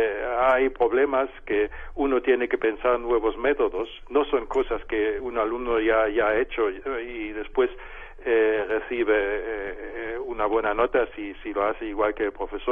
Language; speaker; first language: Spanish; non-native, fluent; German